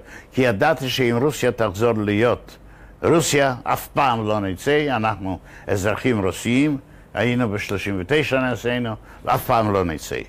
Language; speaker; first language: Hebrew; non-native, fluent; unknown